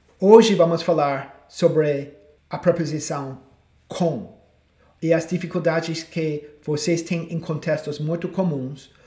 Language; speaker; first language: Portuguese; non-native, fluent; English